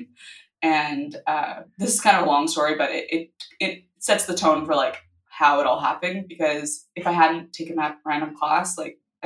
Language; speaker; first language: English; native; English